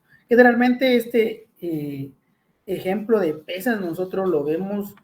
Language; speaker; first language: Spanish; native; Spanish